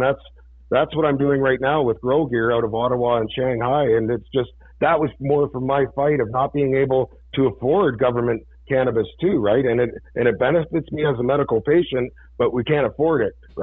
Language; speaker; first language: English; native; English